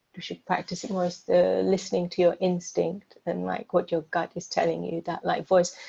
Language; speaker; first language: English; native; English